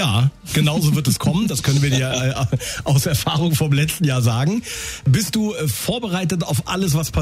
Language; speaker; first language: German; native; German